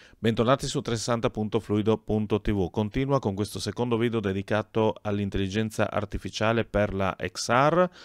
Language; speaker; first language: Italian; native; Italian